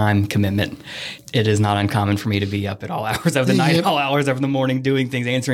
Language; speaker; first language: English; native; English